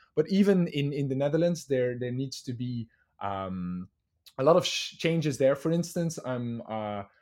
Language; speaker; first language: English; non-native, fluent; Dutch